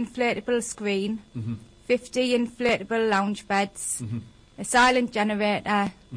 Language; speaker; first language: English; native; English